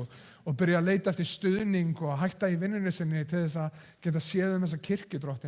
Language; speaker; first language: Icelandic; non-native, fluent; English